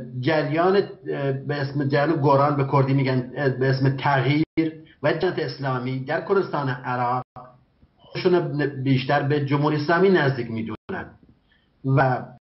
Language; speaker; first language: Persian; non-native, local second language; Kurdish